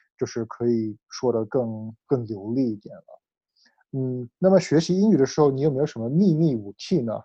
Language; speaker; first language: Chinese; early bilingual, heritage; Chinese